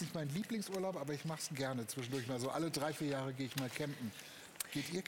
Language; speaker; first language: German; native; German